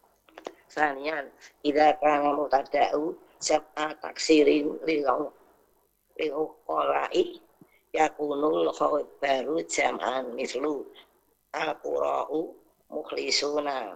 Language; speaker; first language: Arabic; non-native, learner; Indonesian